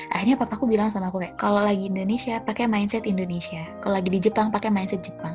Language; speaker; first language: Indonesian; native; Indonesian